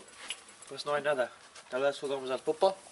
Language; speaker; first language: Spanish; non-native, learner; English